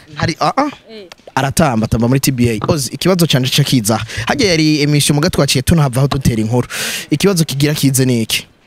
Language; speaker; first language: Rundi; native; Rundi